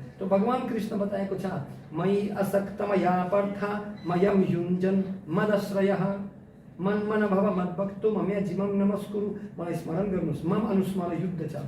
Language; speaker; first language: Nepali; non-native, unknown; Russian